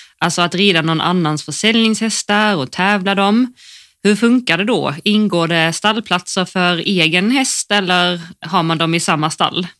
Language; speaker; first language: Swedish; native; Swedish